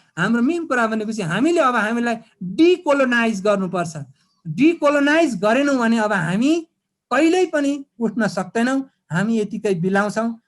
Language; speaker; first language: Nepali; non-native, local second language; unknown